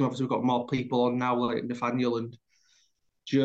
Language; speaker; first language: English; native; English